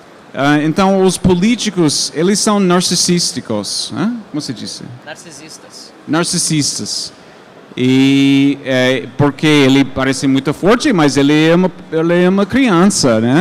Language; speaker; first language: Portuguese; non-native, fluent; English